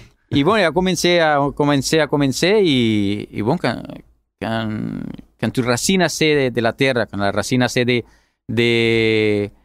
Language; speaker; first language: French; non-native, learner; Spanish